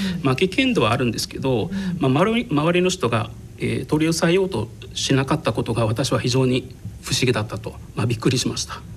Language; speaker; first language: Japanese; non-native, fluent; Arabic